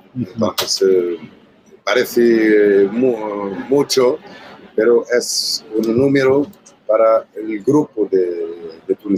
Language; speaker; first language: Spanish; non-native, learner; Arabic